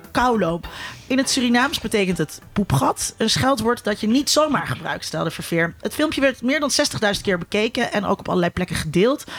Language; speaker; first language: Dutch; native; Dutch